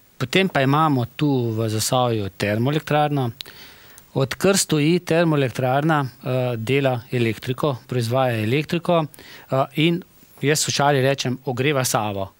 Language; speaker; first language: Slovenian; native; Slovenian